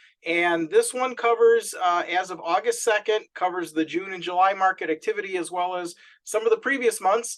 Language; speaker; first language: English; native; English